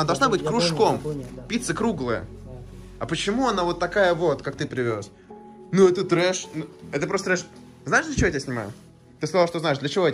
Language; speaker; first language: Russian; native; Russian